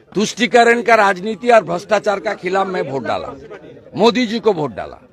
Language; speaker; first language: Hindi; non-native, local second language; Bangla